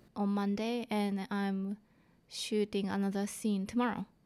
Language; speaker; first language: English; non-native, fluent; Japanese